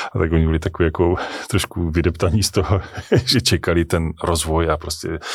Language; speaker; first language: Czech; native; Czech